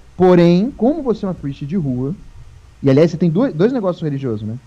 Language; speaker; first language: Portuguese; native; Portuguese